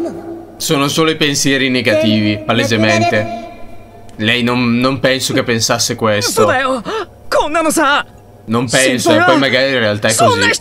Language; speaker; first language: Italian; native; Italian